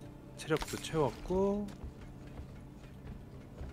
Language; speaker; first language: Korean; native; Korean